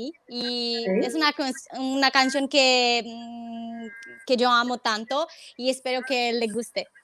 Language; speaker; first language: Spanish; non-native, fluent; Romanian